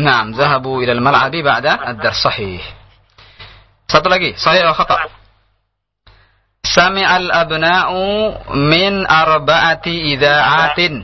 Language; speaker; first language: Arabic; non-native, fluent; Indonesian